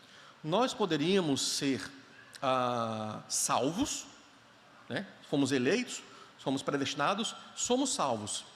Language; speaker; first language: Portuguese; native; Portuguese